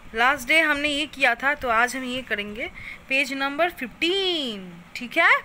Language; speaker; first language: Hindi; non-native, local second language; Bangla